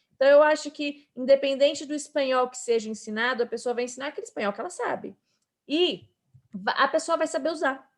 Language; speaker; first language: Portuguese; native; Portuguese